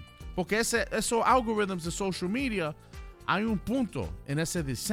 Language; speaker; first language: Spanish; early bilingual, heritage; Spanish